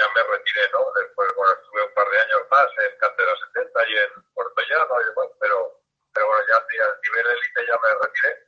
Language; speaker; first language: Spanish; native; Spanish